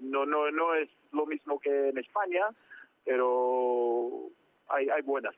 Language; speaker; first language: Spanish; non-native, fluent; Georgian